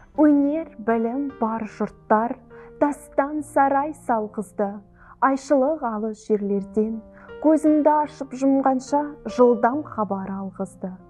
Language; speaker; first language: Kazakh; non-native, local second language; Russian